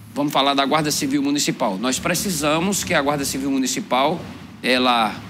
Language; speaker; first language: Portuguese; native; Portuguese